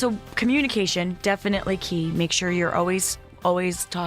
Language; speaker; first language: English; native; English